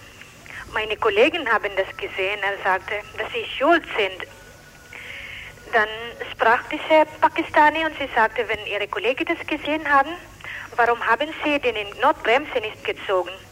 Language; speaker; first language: German; non-native, learner; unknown